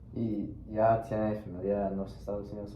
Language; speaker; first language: Spanish; non-native, learner; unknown